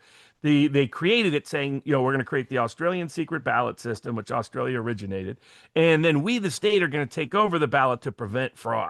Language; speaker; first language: English; native; English